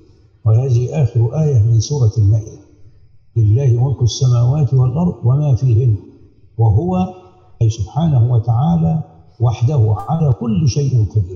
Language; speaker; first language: Arabic; native; Arabic